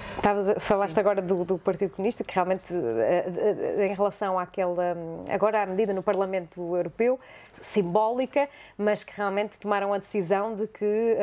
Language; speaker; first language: Portuguese; native; Portuguese